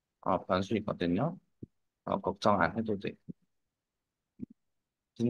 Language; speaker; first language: Korean; non-native, fluent; Vietnamese